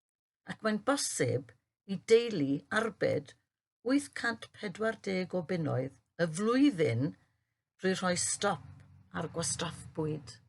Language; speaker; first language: Welsh; native; Welsh